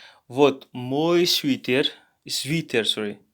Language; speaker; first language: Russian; non-native, learner; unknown